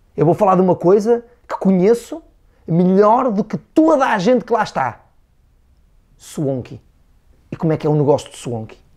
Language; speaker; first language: Portuguese; native; Portuguese